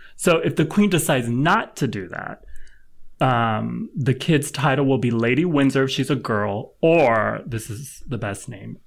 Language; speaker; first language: English; native; English